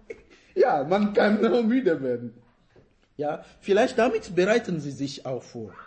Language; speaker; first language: German; non-native, fluent; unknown